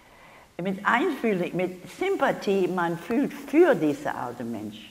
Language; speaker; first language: German; non-native, learner; English